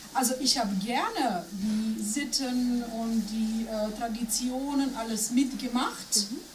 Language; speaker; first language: German; non-native, fluent; Macedonian